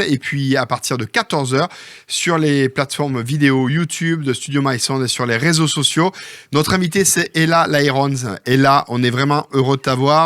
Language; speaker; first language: French; native; French